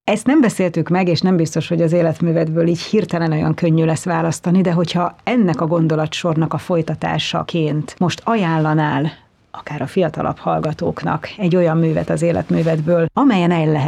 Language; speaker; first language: Hungarian; native; Hungarian